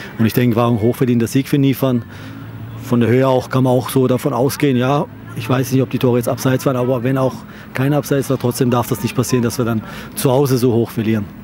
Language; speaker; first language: German; early bilingual, other home language; Turkish